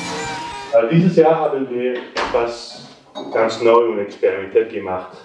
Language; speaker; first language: German; non-native, learner; French